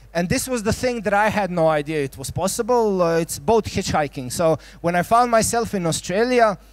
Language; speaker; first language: English; non-native, fluent; Croatian